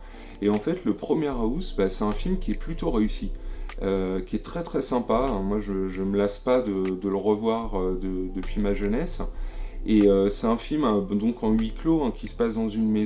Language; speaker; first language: French; native; French